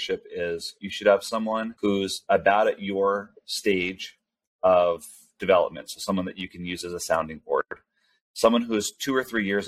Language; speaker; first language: English; early bilingual, other home language; Spanish